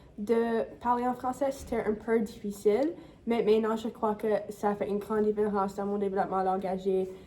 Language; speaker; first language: French; non-native, local second language; English